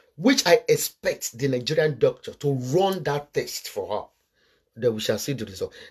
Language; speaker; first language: English; non-native, local second language; Yoruba